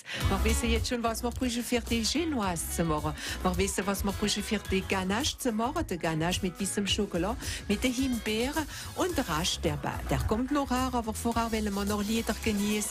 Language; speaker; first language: German; native; German